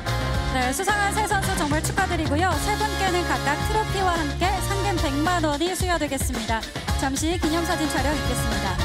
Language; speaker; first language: Korean; native; Korean